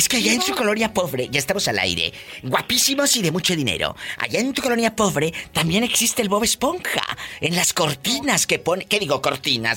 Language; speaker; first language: Spanish; native; Spanish